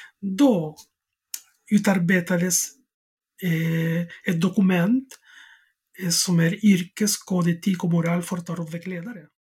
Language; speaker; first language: Swedish; non-native, fluent; Spanish